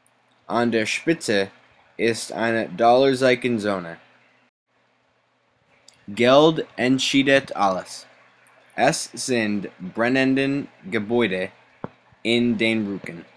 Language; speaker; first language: German; non-native, learner; English